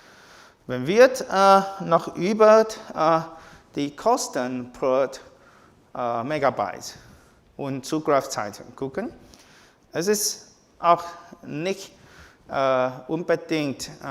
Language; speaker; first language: German; non-native, fluent; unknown